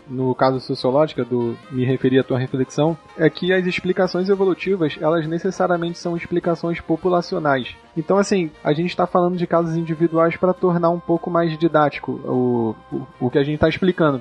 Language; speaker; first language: Portuguese; native; Portuguese